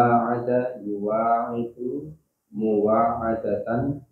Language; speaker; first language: Arabic; non-native, learner; Indonesian